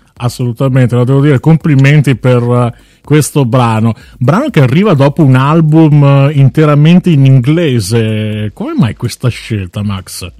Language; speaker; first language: Italian; native; Italian